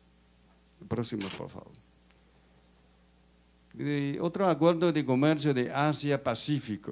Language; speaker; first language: Spanish; non-native, fluent; Chinese